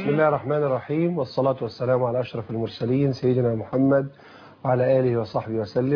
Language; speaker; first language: Arabic; native; Arabic